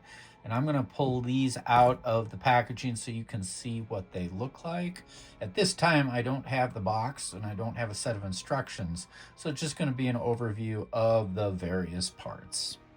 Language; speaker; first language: English; native; English